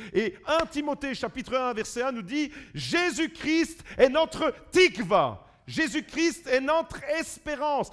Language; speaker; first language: French; early bilingual, other home language; Italian